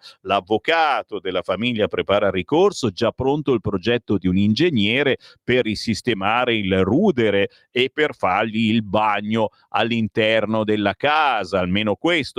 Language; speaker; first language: Italian; native; Italian